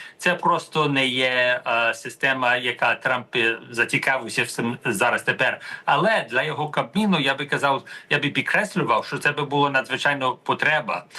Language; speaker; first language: Ukrainian; early bilingual, heritage; Ukrainian